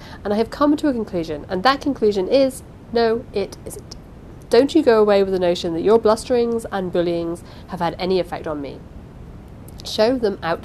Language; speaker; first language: English; native; English